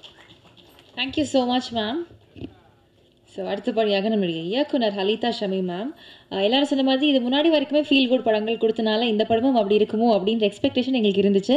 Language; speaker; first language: Tamil; native; Tamil